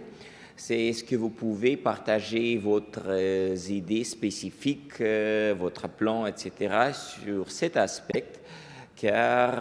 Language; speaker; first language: French; non-native, fluent; Russian